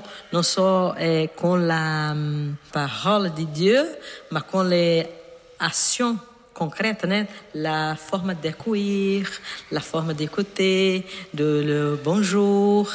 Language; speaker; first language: French; non-native, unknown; Portuguese